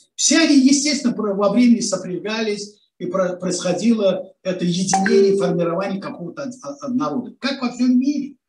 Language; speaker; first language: Russian; non-native, local second language; Azerbaijani